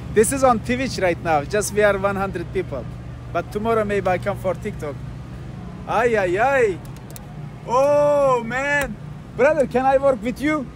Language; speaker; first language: English; non-native, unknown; Turkish